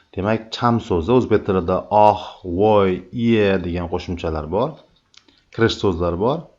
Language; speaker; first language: Uzbek; native; Uzbek